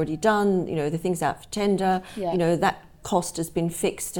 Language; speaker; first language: English; native; English